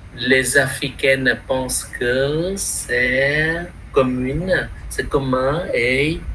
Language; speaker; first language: French; non-native, fluent; Vietnamese